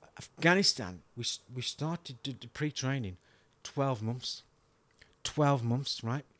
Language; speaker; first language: English; native; English